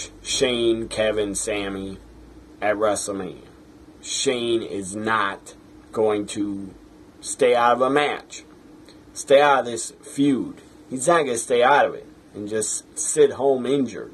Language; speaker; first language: English; native; English